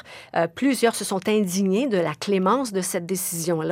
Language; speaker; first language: French; native; French